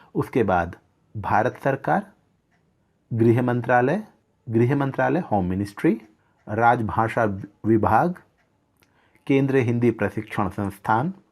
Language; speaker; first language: Hindi; native; Hindi